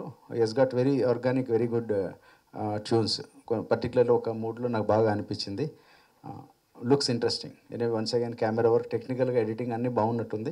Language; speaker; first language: Telugu; native; Telugu